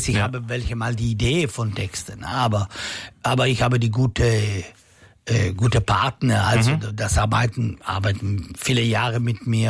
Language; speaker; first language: German; non-native, local second language; Italian